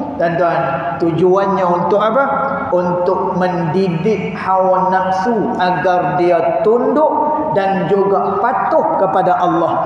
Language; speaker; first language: Malay; native; Malay